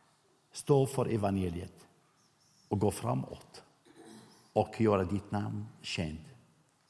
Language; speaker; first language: Swedish; non-native, fluent; Arabic